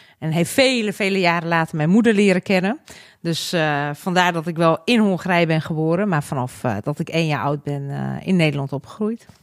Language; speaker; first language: Dutch; early bilingual, other home language; Hungarian